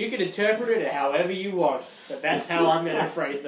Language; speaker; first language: English; native; English